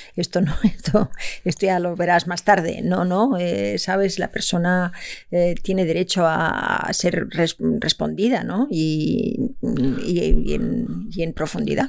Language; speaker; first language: Spanish; native; Spanish